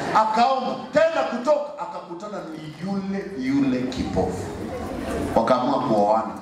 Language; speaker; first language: Swahili; non-native, local second language; Gusii